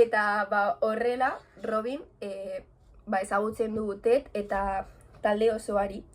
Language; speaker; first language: Basque; non-native, local second language; Spanish